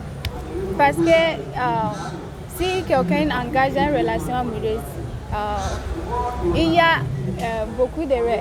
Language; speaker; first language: French; non-native, learner; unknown